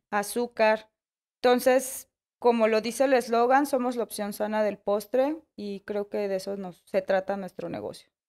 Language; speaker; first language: Spanish; native; Spanish